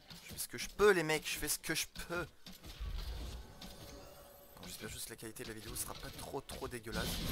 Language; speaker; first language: French; native; French